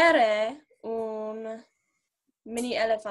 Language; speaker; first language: Spanish; non-native, learner; English